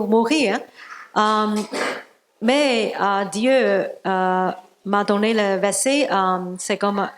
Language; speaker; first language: French; non-native, learner; Cantonese